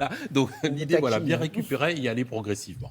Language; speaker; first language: French; native; French